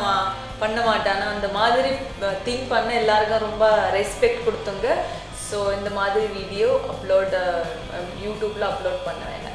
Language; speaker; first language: Tamil; non-native, learner; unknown